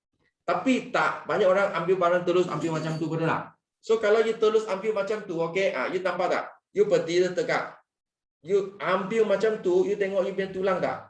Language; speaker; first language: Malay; non-native, local second language; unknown